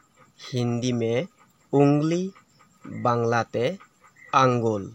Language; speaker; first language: Hindi; non-native, local second language; Assamese